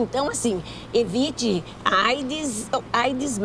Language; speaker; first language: Portuguese; native; Portuguese